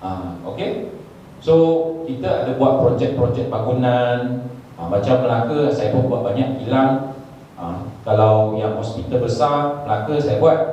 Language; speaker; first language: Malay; non-native, local second language; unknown